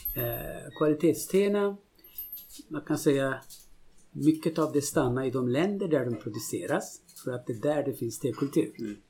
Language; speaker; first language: Swedish; non-native, fluent; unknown